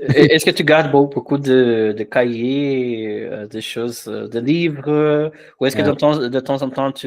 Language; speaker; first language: French; non-native, fluent; Portuguese